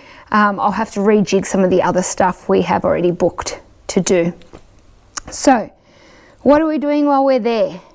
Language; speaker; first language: English; native; English